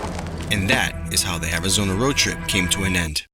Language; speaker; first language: English; native; English